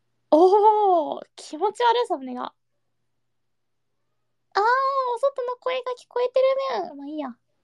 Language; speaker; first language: Japanese; early bilingual, heritage; Japanese